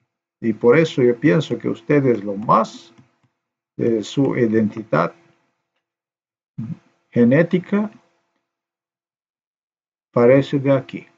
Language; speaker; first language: Spanish; non-native, learner; Slovenian